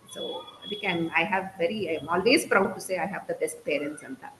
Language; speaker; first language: English; non-native, local second language; Kannada